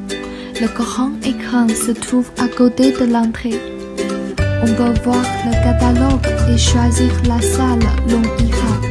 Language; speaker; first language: French; non-native, learner; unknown